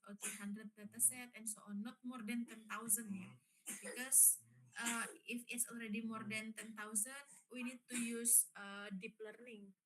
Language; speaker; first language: English; non-native, fluent; Indonesian